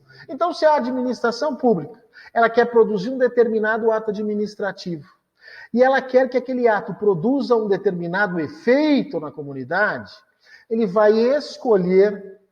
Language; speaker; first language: Portuguese; native; Portuguese